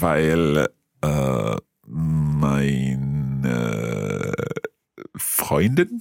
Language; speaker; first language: German; non-native, learner; English